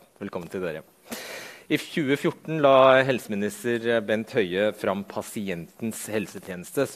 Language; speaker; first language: Norwegian; native; Norwegian